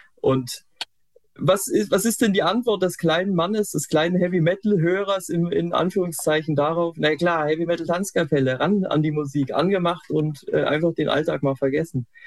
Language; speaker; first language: German; native; German